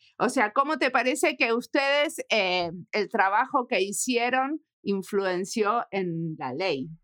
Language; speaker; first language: Spanish; native; Spanish